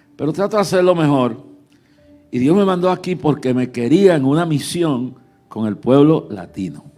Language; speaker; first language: Spanish; early bilingual, heritage; Spanish